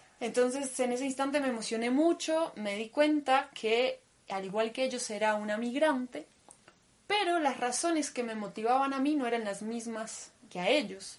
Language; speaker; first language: Spanish; early bilingual, other home language; Russian